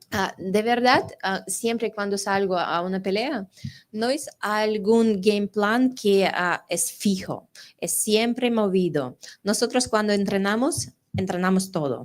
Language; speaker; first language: Spanish; non-native, fluent; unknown